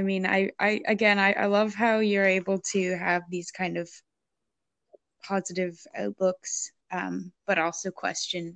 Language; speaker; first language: English; native; English